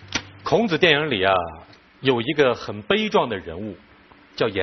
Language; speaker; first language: Chinese; native; Chinese